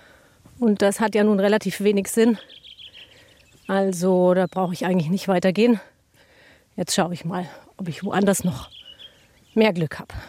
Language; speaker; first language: German; native; German